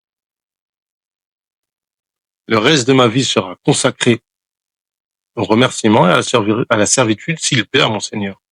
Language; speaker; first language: French; non-native, local second language; Wolof